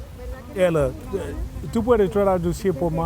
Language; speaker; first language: Spanish; non-native, learner; English